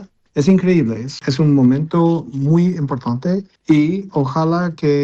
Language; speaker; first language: Spanish; non-native, learner; English